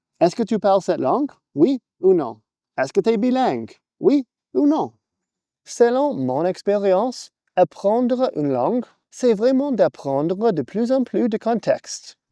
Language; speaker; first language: French; non-native, fluent; English